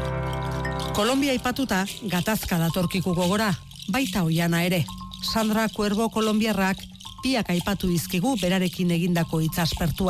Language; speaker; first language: Basque; native; Basque